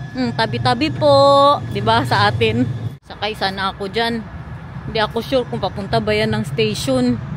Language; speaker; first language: Filipino; non-native, local second language; Cebuano